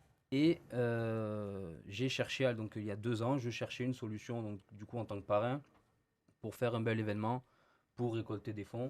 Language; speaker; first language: French; native; French